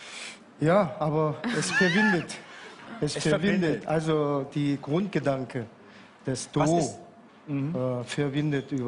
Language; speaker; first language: German; non-native, learner; Korean